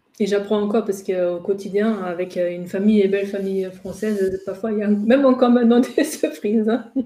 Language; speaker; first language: French; non-native, fluent; German